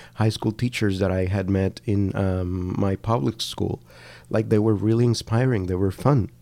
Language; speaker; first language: English; non-native, fluent; Spanish